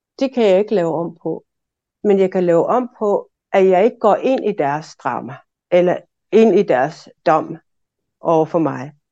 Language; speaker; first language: Danish; non-native, local second language; Kalaallisut